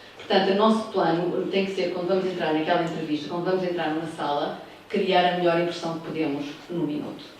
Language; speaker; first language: Portuguese; native; Portuguese